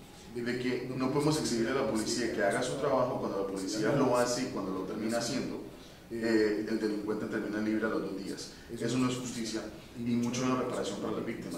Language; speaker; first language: Spanish; native; Spanish